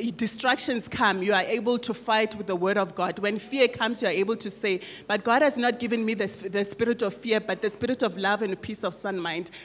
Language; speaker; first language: English; non-native, local second language; Northern Sotho